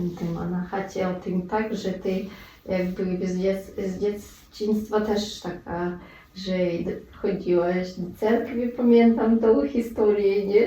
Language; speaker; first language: Polish; non-native, fluent; Russian